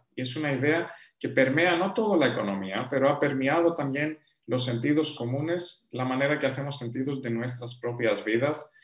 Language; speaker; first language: Spanish; non-native, fluent; Greek